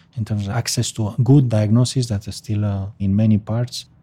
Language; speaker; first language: English; non-native, fluent; Spanish